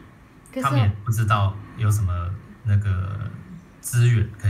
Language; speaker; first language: Chinese; native; Chinese